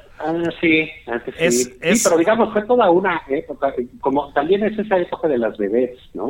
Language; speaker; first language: Spanish; native; Spanish